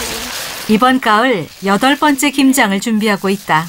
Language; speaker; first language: Korean; native; Korean